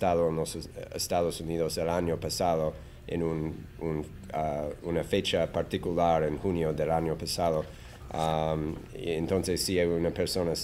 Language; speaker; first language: Spanish; non-native, learner; English